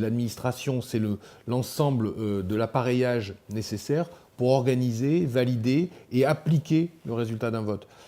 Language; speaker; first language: French; native; French